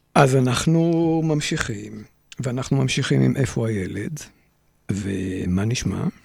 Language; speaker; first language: Hebrew; native; Hebrew